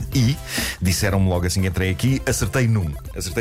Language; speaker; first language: Portuguese; native; Portuguese